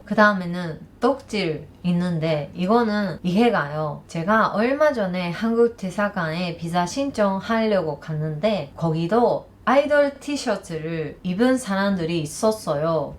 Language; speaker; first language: Korean; non-native, learner; Japanese